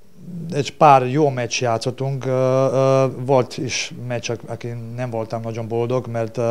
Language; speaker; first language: Hungarian; non-native, learner; Serbian